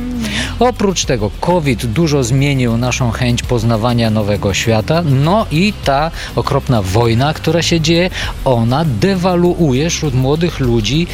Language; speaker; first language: Polish; non-native, fluent; Bulgarian